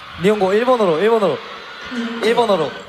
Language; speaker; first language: Japanese; non-native, learner; Korean